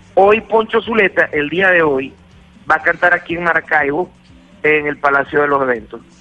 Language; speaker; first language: Spanish; native; Spanish